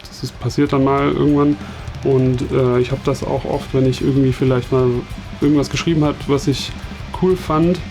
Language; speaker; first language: German; native; German